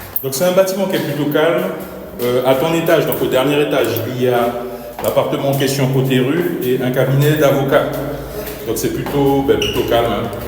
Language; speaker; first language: French; native; French